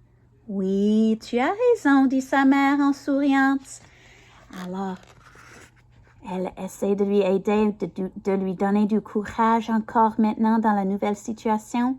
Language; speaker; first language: French; non-native, learner; English